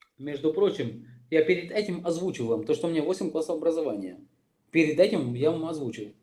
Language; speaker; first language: Russian; native; Russian